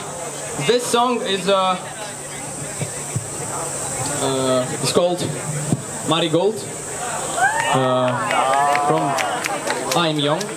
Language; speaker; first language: English; non-native, learner; Ukrainian